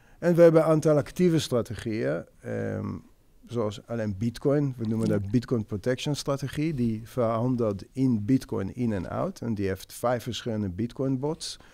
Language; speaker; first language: Dutch; non-native, fluent; Hebrew